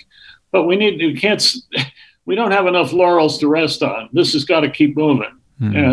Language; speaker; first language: English; native; English